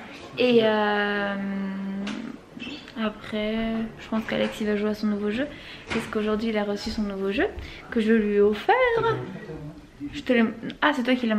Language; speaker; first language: French; native; French